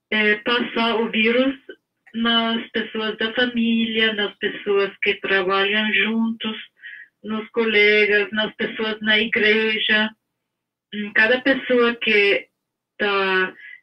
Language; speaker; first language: Portuguese; non-native, fluent; English